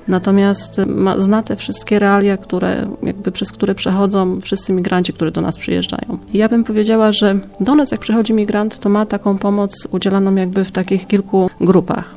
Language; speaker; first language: Polish; native; Polish